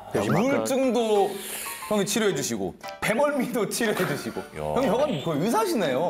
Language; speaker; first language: Korean; native; Korean